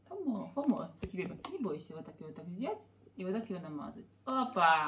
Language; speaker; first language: Russian; native; Russian